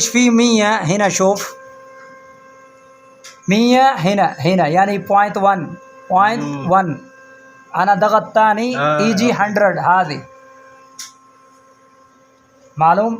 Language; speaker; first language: Arabic; non-native, learner; Punjabi